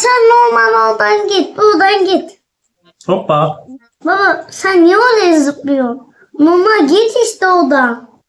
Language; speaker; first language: Turkish; native; Turkish